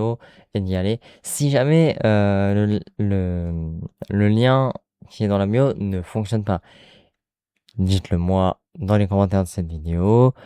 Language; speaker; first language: French; native; French